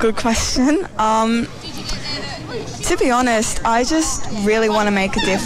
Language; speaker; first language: English; native; English